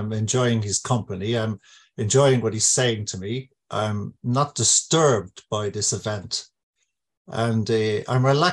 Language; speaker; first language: English; native; English